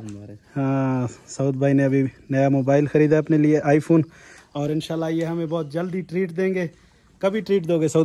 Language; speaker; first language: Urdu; non-native, local second language; Saraiki